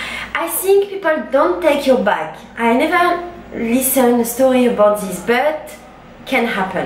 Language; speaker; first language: English; non-native, learner; French